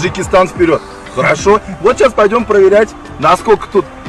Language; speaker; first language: Russian; native; Russian